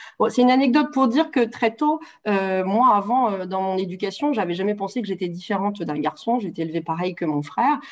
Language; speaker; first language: French; native; French